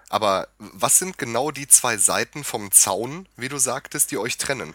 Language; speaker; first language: German; native; German